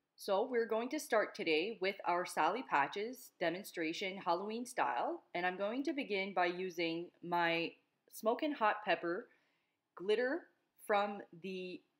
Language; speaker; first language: English; non-native, local second language; French